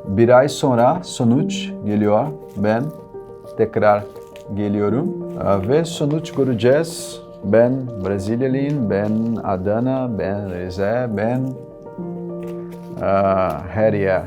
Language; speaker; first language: Turkish; non-native, learner; Portuguese